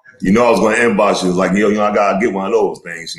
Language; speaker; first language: English; native; English